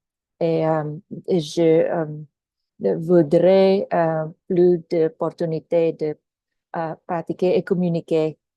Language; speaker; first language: French; non-native, local second language; Filipino